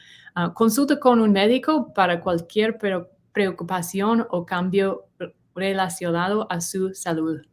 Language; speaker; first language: Spanish; non-native, learner; English